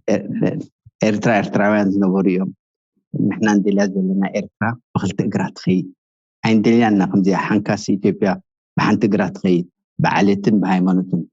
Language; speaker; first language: Tigrinya; native; Tigrinya